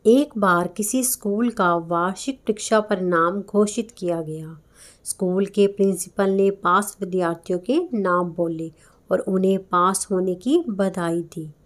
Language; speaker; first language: Hindi; non-native, local second language; Punjabi